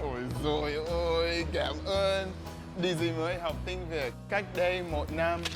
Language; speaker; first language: Vietnamese; non-native, learner; English